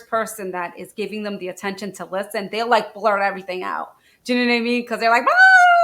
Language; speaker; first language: English; native; English